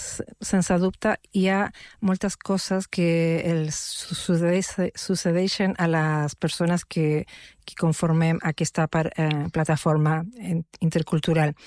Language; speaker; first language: Catalan; non-native, fluent; Spanish